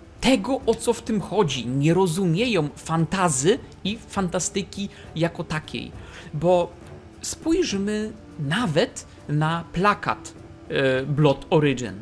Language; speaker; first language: Polish; native; Polish